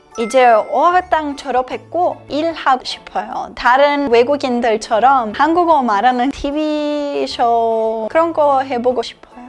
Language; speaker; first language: Korean; non-native, learner; Serbian